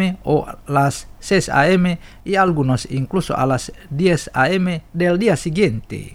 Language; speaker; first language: Spanish; non-native, fluent; Indonesian